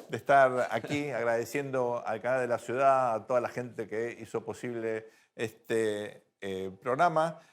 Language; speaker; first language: Spanish; native; Spanish